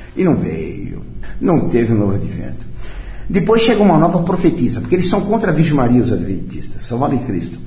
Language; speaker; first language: Portuguese; early bilingual, other home language; Italian